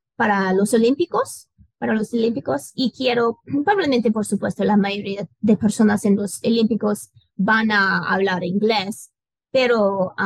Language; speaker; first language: Spanish; non-native, learner; English